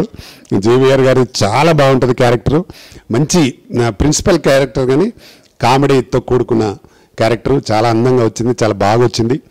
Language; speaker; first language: Telugu; native; Telugu